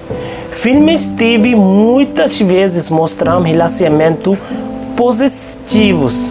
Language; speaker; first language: Portuguese; non-native, local second language; Hindi